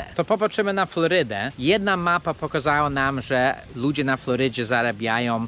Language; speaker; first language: Polish; non-native, fluent; English